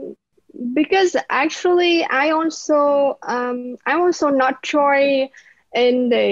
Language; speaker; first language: English; non-native, learner; Vietnamese